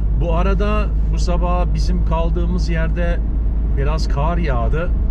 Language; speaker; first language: Turkish; early bilingual, heritage; Turkish